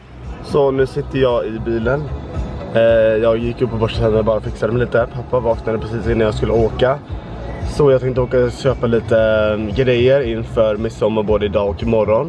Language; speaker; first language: Swedish; native; Swedish